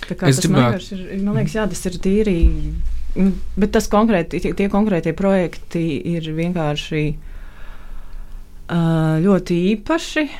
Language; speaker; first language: Latvian; native; Latvian